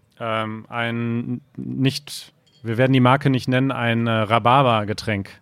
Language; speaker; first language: German; native; German